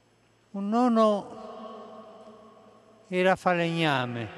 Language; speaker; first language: Italian; non-native, fluent; Spanish